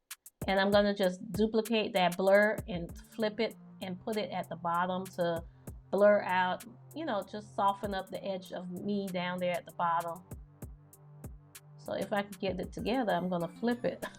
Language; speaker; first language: English; native; English